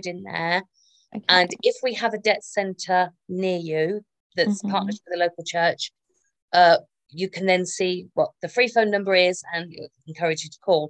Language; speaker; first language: English; native; English